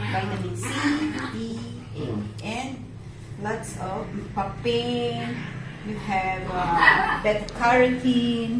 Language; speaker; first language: English; non-native, local second language; Filipino